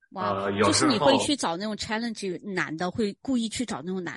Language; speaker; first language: Chinese; native; Chinese